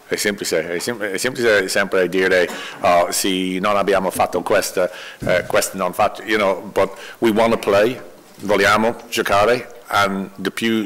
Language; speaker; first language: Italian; non-native, learner; English